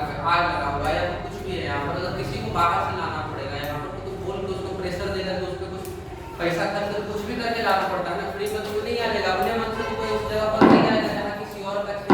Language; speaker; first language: Hindi; native; Hindi